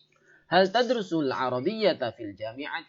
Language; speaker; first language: Arabic; non-native, fluent; Indonesian